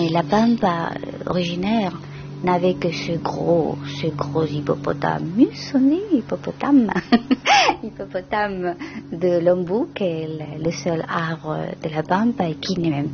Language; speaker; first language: French; non-native, fluent; Spanish